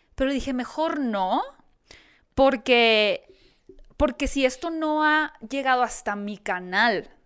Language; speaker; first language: Spanish; native; Spanish